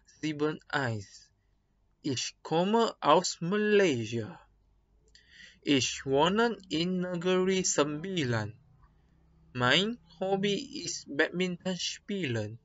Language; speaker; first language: German; non-native, learner; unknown